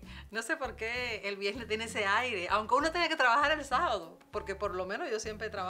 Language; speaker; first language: Spanish; native; Spanish